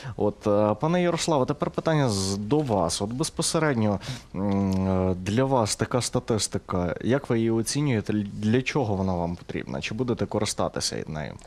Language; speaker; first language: Ukrainian; native; Ukrainian